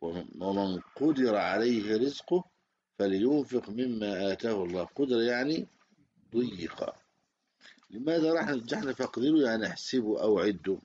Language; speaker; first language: Arabic; native; Arabic